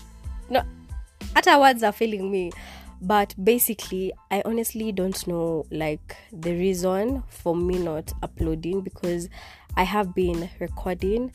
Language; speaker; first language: English; non-native, local second language; Kikuyu